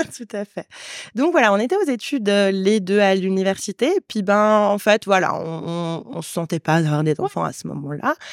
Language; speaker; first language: French; non-native, local second language; Arabic